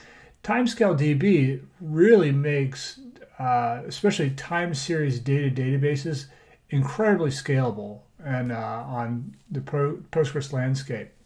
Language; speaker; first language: English; native; English